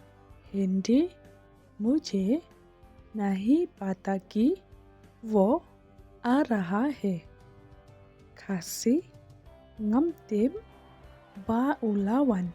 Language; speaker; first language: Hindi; non-native, local second language; Khasi